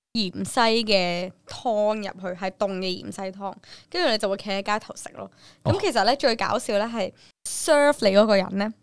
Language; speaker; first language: Cantonese; early bilingual, other home language; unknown